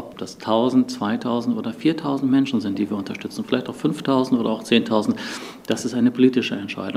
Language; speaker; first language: German; native; German